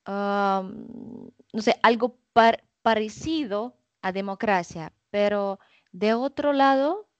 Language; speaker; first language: Spanish; non-native, fluent; Russian